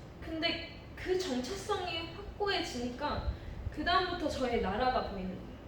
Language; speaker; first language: Korean; early bilingual, heritage; Korean